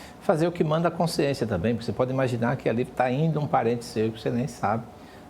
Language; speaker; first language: Portuguese; native; Portuguese